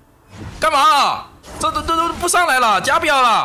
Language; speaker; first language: Chinese; native; Chinese